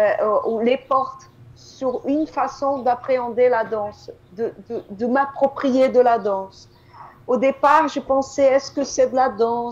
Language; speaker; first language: French; non-native, fluent; Portuguese